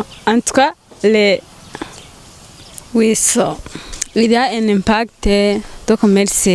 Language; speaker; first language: French; non-native, learner; Rundi